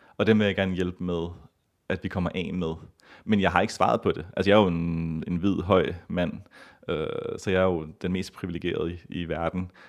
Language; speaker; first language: Danish; native; Danish